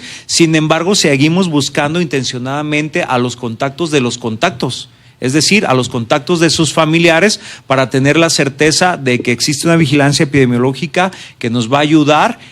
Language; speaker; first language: Spanish; native; Spanish